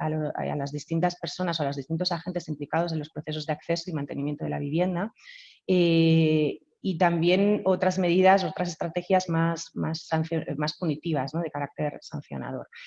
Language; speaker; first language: Spanish; native; Spanish